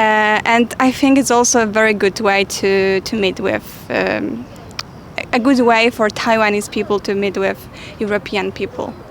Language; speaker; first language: English; non-native, fluent; Polish